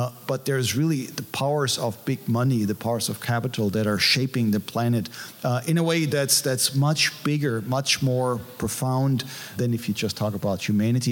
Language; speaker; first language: English; non-native, fluent; German